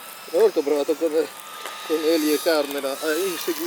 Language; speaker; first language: Italian; native; Italian